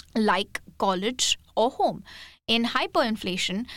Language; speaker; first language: English; non-native, local second language; Hindi